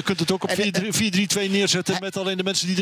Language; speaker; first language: Dutch; native; Dutch